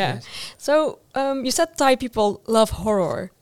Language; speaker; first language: English; non-native, fluent; Dutch